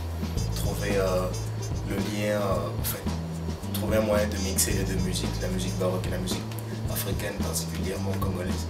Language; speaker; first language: French; non-native, local second language; Lingala